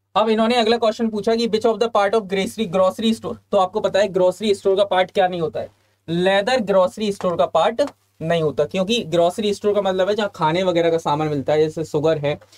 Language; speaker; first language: Hindi; native; Hindi